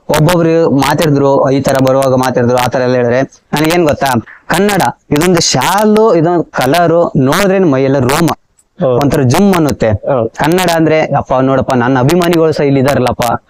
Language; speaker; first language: Kannada; native; Kannada